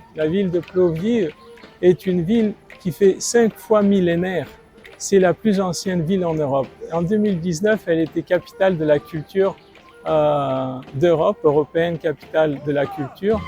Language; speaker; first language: French; non-native, fluent; Bulgarian